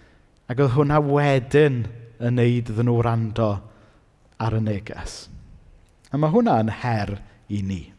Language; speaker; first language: Welsh; native; Welsh